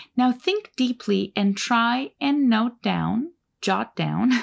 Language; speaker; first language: English; non-native, fluent; Turkish